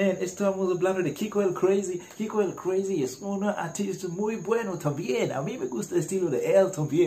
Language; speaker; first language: Spanish; non-native, learner; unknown